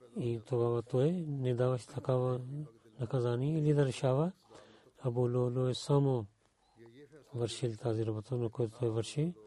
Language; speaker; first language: Bulgarian; non-native, learner; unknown